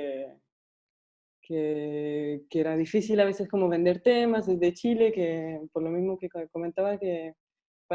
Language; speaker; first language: Spanish; non-native, fluent; French